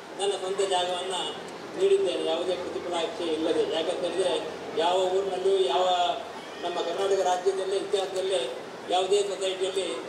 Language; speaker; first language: Kannada; native; Kannada